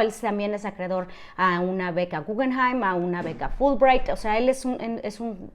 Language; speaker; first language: Spanish; native; Spanish